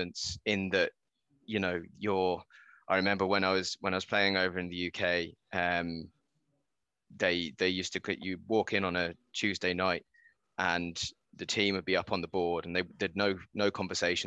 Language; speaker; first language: English; native; English